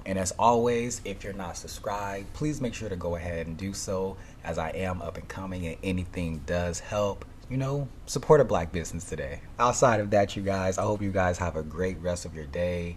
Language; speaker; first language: English; native; English